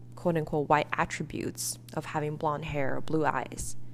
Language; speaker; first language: English; early bilingual, other home language; Chinese